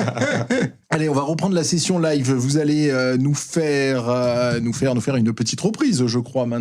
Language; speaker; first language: French; native; French